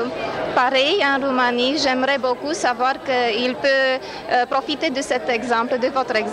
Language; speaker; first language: French; non-native, fluent; Romanian